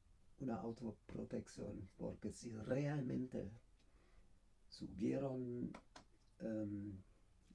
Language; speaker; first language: Spanish; non-native, fluent; German